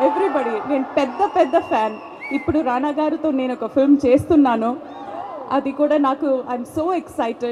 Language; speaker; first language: Telugu; non-native, learner; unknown